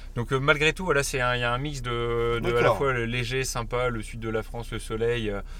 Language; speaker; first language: French; native; French